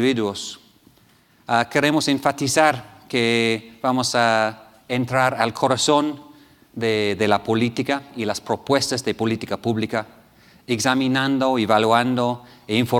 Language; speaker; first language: Spanish; non-native, fluent; English